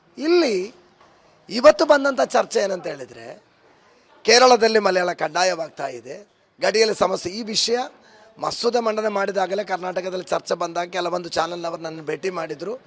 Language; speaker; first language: Kannada; native; Kannada